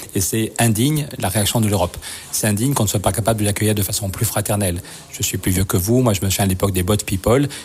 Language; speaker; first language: French; native; French